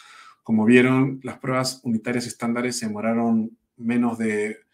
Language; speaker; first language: Spanish; native; Spanish